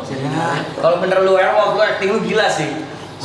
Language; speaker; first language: Indonesian; native; Indonesian